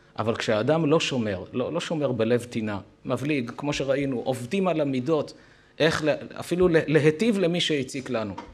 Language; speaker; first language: Hebrew; native; Hebrew